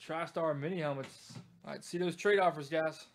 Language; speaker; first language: English; native; English